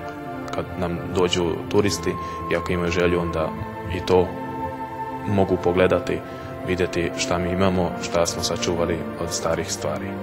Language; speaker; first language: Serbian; non-native, local second language; Hungarian